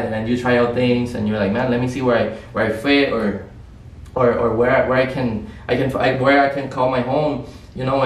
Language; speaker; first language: English; non-native, fluent; Spanish